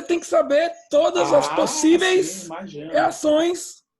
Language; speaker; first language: Portuguese; early bilingual, heritage; English